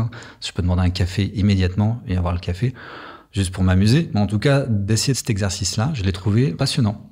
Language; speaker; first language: French; native; French